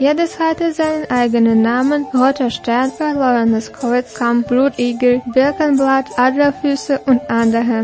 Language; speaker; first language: German; non-native, fluent; Russian